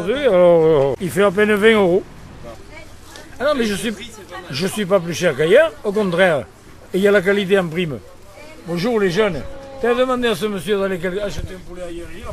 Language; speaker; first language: French; native; French